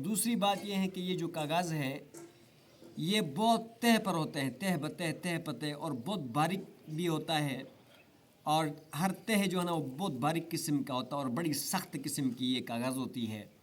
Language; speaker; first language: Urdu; non-native, local second language; Shina